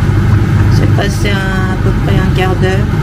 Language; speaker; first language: French; non-native, fluent; Korean